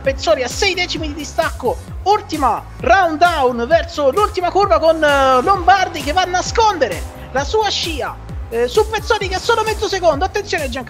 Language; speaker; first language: Italian; native; Italian